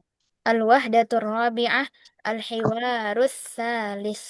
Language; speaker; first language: Arabic; non-native, fluent; Indonesian